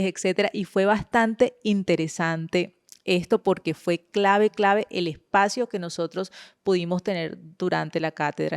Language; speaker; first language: Spanish; native; Spanish